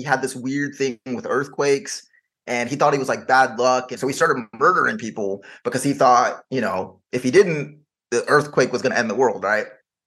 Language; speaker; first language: English; native; English